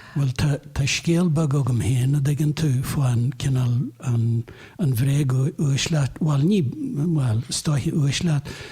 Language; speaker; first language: Irish; native; Irish